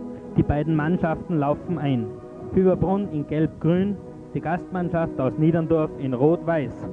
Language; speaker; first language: German; native; German